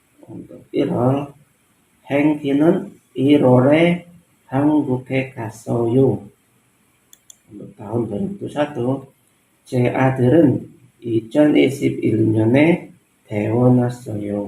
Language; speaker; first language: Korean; non-native, learner; Indonesian